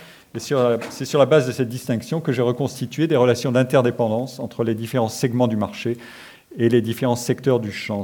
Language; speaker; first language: French; native; French